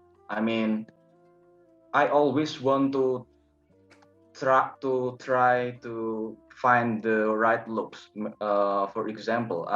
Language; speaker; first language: English; non-native, learner; Indonesian